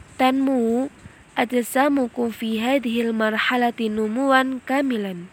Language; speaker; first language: Arabic; non-native, learner; Indonesian